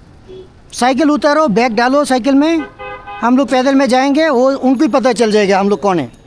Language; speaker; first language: Hindi; non-native, local second language; Bangla